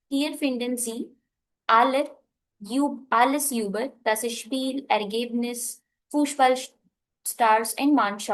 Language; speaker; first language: German; non-native, fluent; Hindi